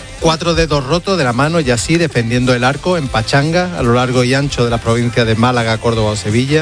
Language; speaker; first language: Spanish; native; Spanish